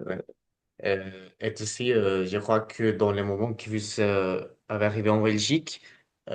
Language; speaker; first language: French; non-native, fluent; Spanish